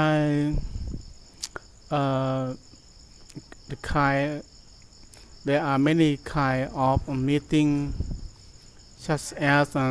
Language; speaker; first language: English; non-native, learner; Thai